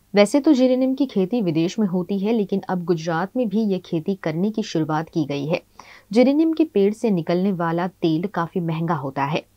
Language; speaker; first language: Hindi; non-native, local second language; Gujarati